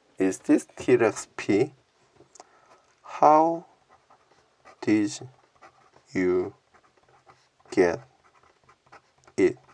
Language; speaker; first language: English; non-native, learner; Korean